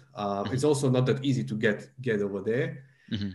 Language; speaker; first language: English; non-native, fluent; Slovak